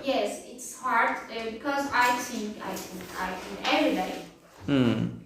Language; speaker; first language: English; non-native, learner; Turkish